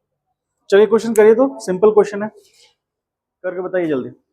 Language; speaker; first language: Hindi; native; Hindi